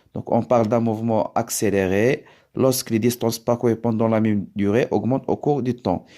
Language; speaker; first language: French; non-native, local second language; Arabic